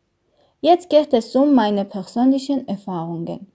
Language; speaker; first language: German; non-native, learner; Armenian